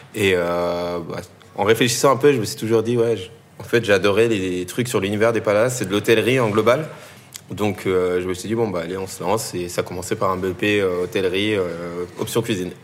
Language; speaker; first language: French; native; French